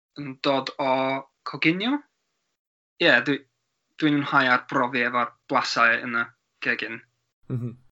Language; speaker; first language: Welsh; non-native, learner; English